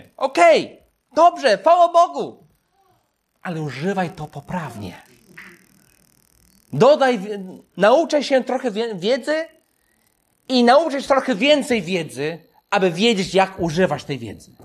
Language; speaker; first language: Polish; non-native, fluent; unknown